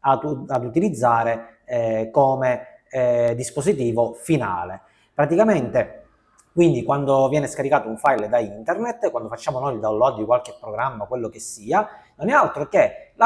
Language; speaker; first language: Italian; native; Italian